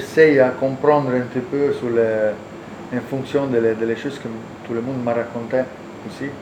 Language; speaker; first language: French; non-native, learner; Italian